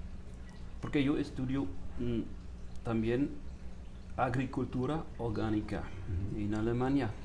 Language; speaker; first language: Spanish; non-native, fluent; German